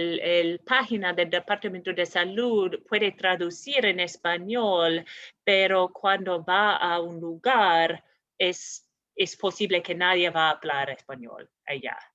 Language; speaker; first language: Spanish; non-native, fluent; English